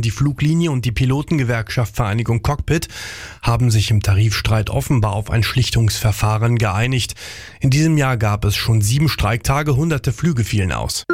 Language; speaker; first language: German; native; German